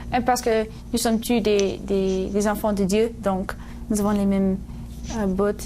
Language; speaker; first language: French; non-native, learner; English